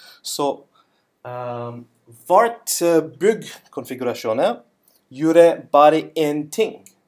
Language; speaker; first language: Norwegian; non-native, learner; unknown